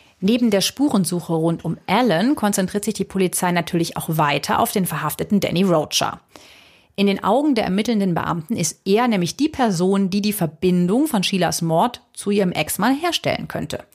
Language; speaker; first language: German; native; German